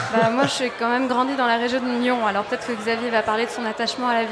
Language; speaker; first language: French; native; French